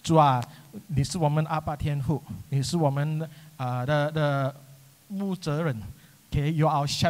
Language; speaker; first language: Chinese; non-native, local second language; English